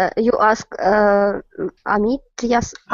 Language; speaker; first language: English; non-native, learner; Russian